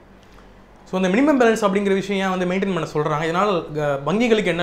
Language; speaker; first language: Tamil; native; Tamil